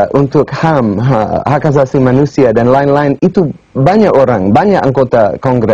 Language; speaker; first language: Indonesian; non-native, fluent; English